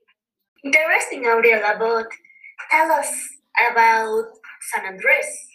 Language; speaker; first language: English; non-native, learner; Spanish